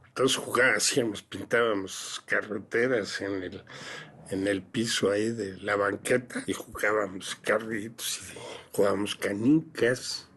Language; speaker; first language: Spanish; early bilingual, other home language; French